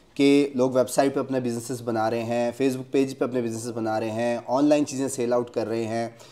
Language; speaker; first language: Urdu; native; Urdu